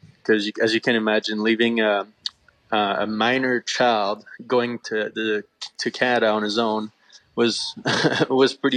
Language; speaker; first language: English; non-native, fluent; French